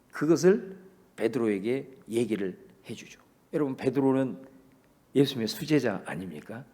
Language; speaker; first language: Korean; native; Korean